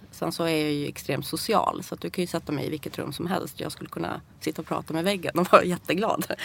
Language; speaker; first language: Swedish; early bilingual, other home language; Persian